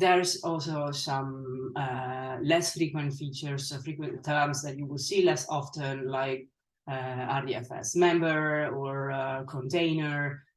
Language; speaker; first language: English; non-native, fluent; Italian